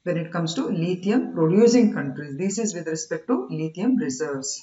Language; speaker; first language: English; non-native, local second language; Kannada